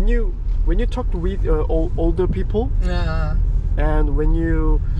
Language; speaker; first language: English; non-native, learner; Korean